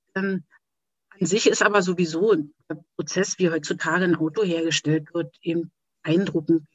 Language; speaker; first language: German; native; German